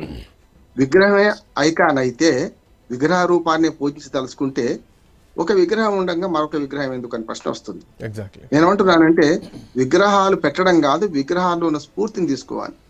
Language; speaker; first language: Telugu; native; Telugu